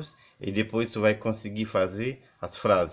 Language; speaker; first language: Portuguese; non-native, fluent; Haitian Creole